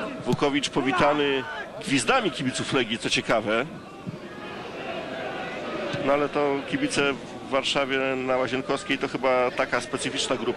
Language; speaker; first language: Polish; native; Polish